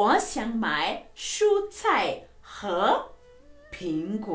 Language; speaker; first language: Chinese; non-native, fluent; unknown